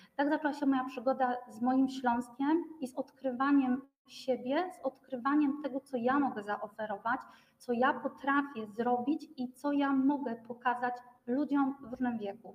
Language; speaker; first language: Polish; native; Polish